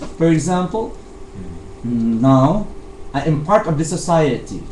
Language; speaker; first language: English; non-native, fluent; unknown